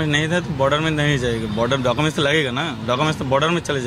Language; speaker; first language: Hindi; non-native, local second language; Bangla